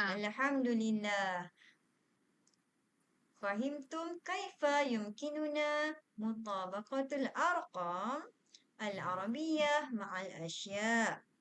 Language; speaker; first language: Arabic; non-native, learner; Malay